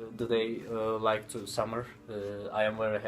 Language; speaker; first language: English; non-native, learner; Turkish